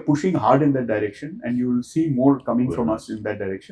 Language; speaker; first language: English; non-native, local second language; Hindi